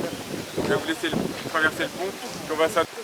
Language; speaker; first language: French; native; French